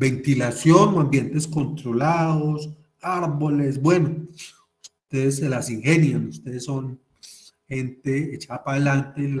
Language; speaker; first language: Spanish; native; Spanish